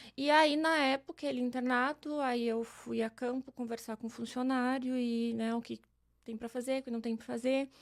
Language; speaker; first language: Portuguese; native; Portuguese